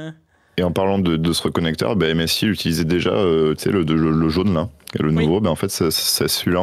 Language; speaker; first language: French; native; French